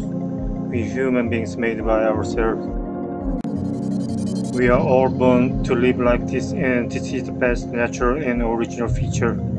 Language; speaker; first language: English; non-native, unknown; Korean